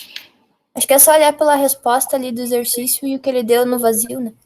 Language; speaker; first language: Portuguese; native; Portuguese